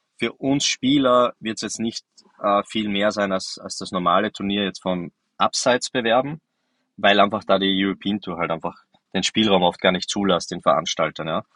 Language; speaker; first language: German; native; German